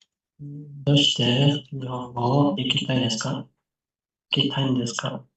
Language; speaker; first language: Japanese; non-native, learner; Indonesian